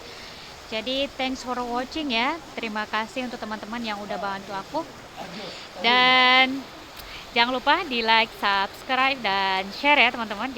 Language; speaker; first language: Indonesian; native; Indonesian